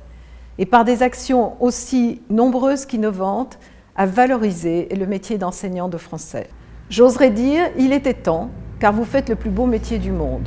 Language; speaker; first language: French; native; French